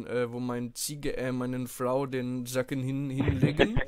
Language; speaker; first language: German; non-native, fluent; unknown